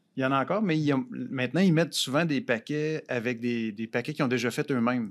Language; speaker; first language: French; native; French